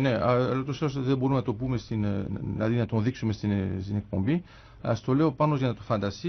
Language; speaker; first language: Greek; native; Greek